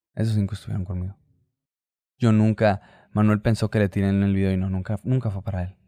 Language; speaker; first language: Spanish; native; Spanish